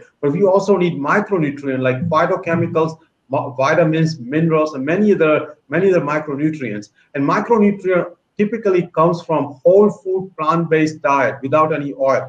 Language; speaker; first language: English; non-native, local second language; Gujarati